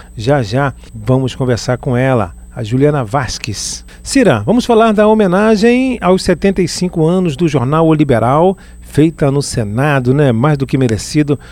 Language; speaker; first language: Portuguese; native; Portuguese